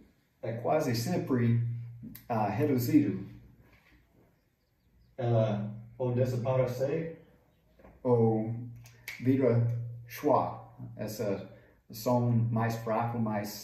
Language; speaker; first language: Portuguese; non-native, fluent; English